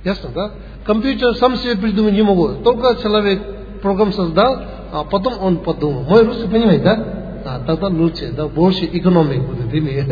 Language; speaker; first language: Russian; non-native, learner; Tibetan